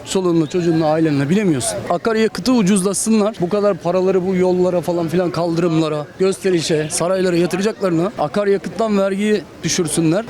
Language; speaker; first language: Turkish; native; Turkish